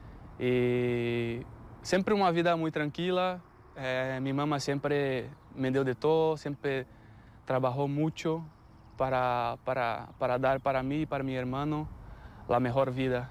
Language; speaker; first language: Spanish; non-native, fluent; Portuguese